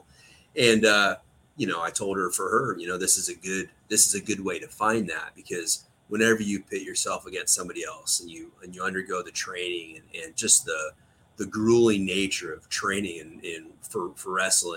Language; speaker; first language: English; native; English